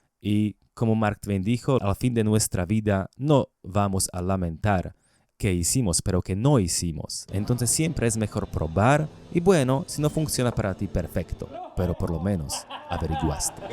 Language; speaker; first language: Spanish; non-native, learner; Slovak